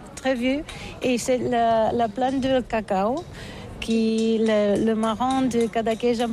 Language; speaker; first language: French; non-native, learner; Catalan